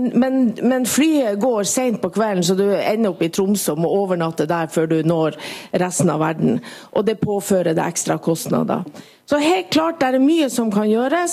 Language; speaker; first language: Norwegian; native; Norwegian